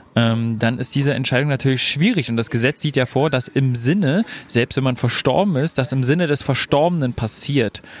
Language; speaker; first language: German; native; German